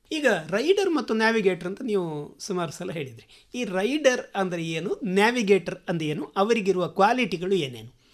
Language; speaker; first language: Kannada; native; Kannada